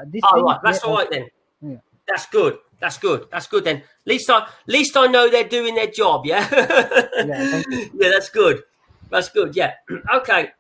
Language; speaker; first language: English; native; English